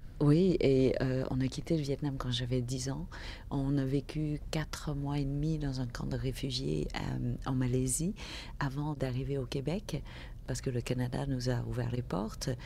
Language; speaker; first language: French; early bilingual, other home language; Vietnamese